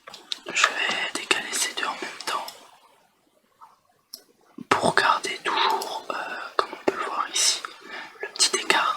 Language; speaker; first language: French; native; French